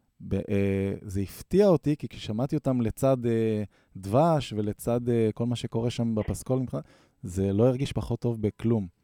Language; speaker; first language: Hebrew; native; Hebrew